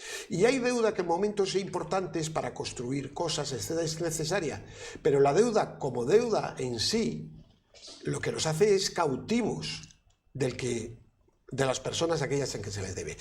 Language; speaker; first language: Spanish; native; Spanish